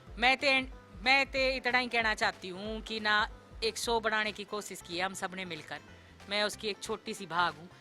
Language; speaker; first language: Hindi; native; Hindi